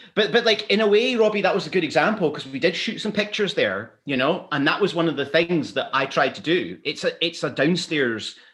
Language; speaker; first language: English; native; English